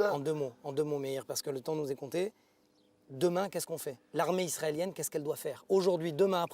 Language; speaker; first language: French; native; French